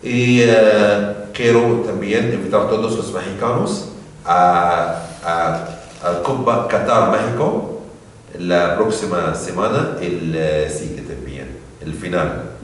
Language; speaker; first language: Spanish; non-native, learner; Arabic